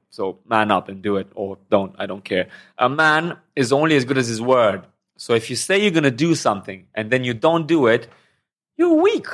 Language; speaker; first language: English; non-native, fluent; Romanian